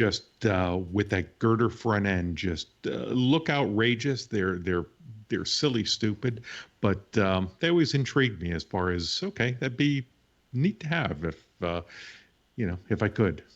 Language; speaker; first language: English; native; English